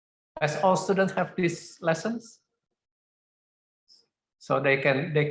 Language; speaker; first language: English; non-native, fluent; Indonesian